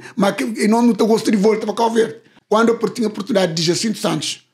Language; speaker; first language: Portuguese; non-native, local second language; Kabuverdianu